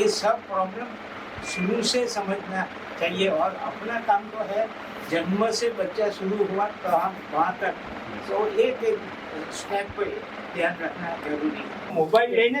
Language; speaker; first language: Hindi; non-native, local second language; Gujarati